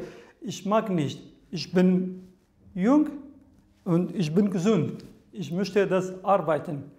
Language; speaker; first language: German; non-native, learner; Kurdish